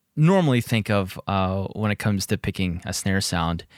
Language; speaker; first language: English; native; English